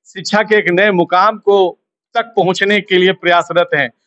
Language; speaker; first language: Hindi; native; Hindi